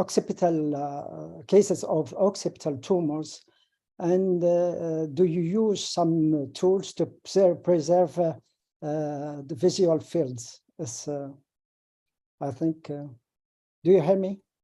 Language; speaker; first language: English; non-native, learner; French